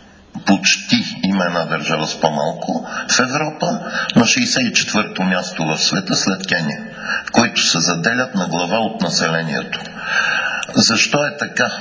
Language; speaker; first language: Bulgarian; native; Bulgarian